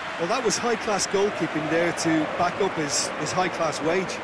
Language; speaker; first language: English; native; English